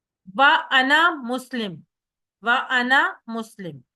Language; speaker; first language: Arabic; non-native, fluent; Urdu